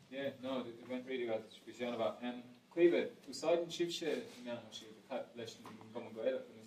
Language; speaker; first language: Irish; native; Irish